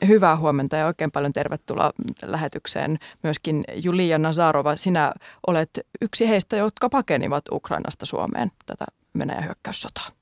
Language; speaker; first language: Finnish; native; Finnish